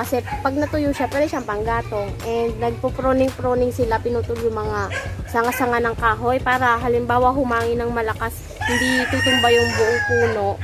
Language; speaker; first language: Filipino; non-native, local second language; Bikol